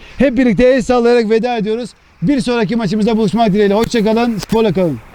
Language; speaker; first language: Turkish; native; Turkish